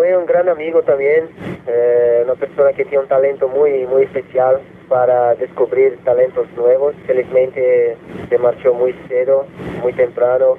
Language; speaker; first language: Spanish; non-native, fluent; Portuguese